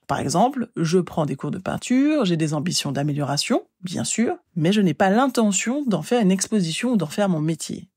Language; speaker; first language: French; native; French